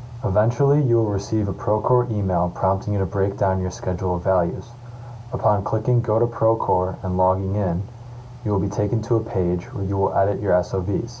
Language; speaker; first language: English; native; English